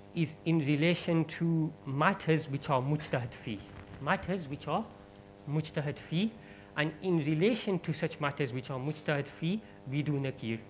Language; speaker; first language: English; early bilingual, other home language; Urdu